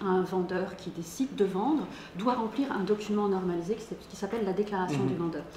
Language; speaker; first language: French; native; French